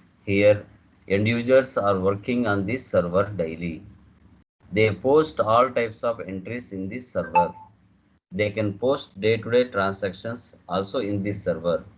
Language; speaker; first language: English; non-native, local second language; Telugu